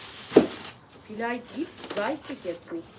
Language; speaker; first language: German; non-native, learner; Kurdish